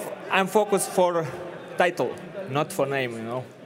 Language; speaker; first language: English; non-native, learner; Russian